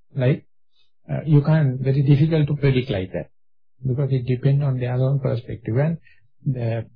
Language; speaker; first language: English; non-native, local second language; Sinhala